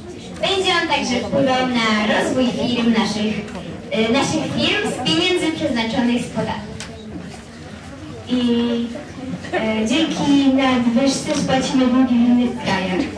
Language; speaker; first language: Polish; native; Polish